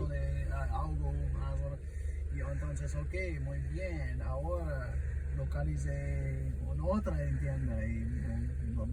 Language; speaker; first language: Spanish; non-native, learner; English